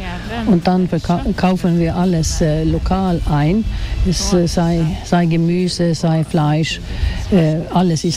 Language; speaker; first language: German; non-native, fluent; Swedish